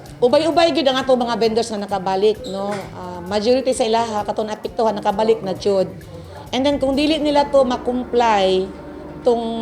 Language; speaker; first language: Cebuano; native; Cebuano